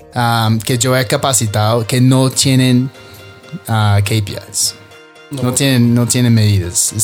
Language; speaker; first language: Spanish; non-native, fluent; English